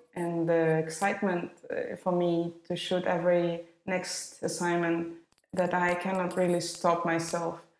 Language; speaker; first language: English; non-native, fluent; Russian